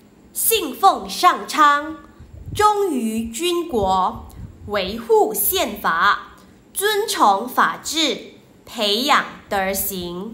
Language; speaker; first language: Chinese; native; Chinese